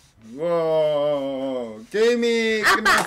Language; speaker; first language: Korean; native; Korean